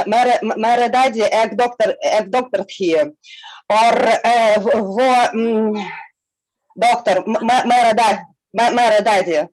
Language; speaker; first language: Hindi; non-native, learner; Russian